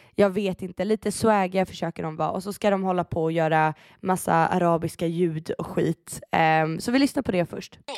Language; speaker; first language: Swedish; early bilingual, other home language; Persian